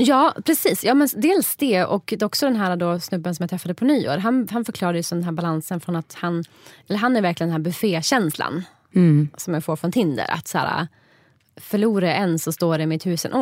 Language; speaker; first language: Swedish; native; Swedish